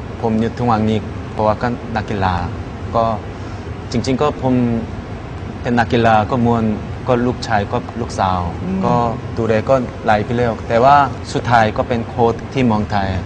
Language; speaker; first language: Thai; non-native, learner; Korean